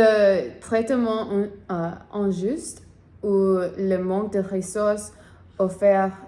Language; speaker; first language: French; non-native, learner; English